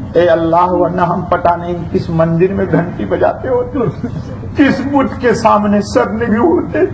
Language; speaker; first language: Urdu; native; Urdu